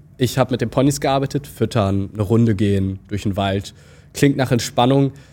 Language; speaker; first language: German; native; German